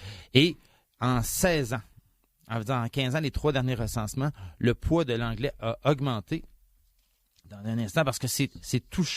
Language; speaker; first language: French; native; French